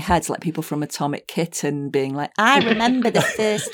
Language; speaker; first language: English; native; English